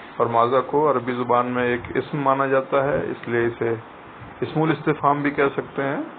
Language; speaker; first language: Urdu; native; Urdu